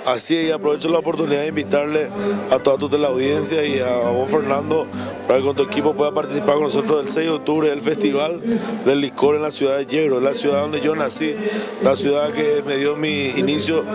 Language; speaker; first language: Spanish; native; Spanish